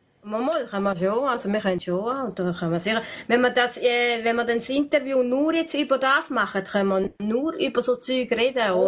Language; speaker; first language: German; native; German